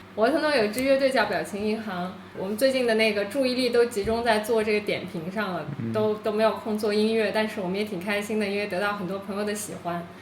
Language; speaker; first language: Chinese; native; Chinese